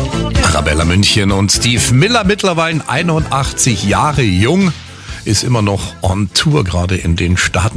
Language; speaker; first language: German; native; German